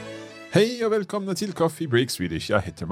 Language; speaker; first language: Swedish; non-native, learner; English